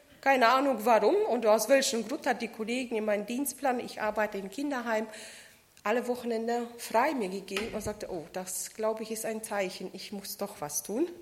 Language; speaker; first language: German; non-native, fluent; Polish